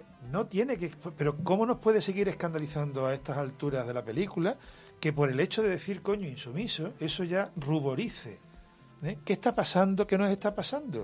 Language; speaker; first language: Spanish; native; Spanish